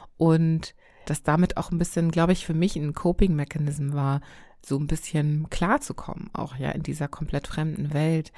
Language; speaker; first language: German; early bilingual, other home language; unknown